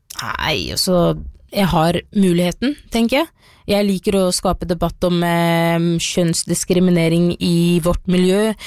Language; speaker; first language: Norwegian; early bilingual, other home language; Somali